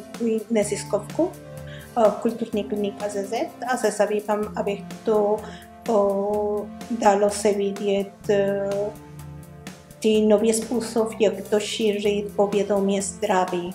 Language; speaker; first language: Czech; non-native, learner; Spanish